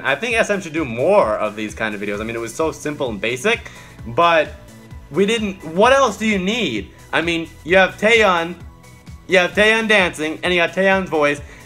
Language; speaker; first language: English; native; English